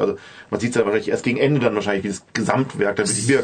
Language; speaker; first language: German; native; German